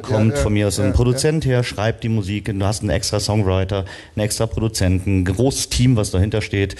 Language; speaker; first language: German; native; German